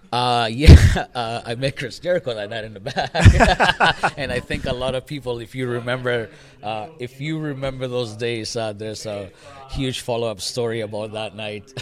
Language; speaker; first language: English; early bilingual, other home language; Spanish